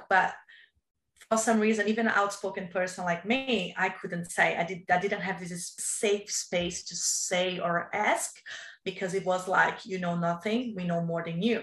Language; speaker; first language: English; non-native, fluent; Portuguese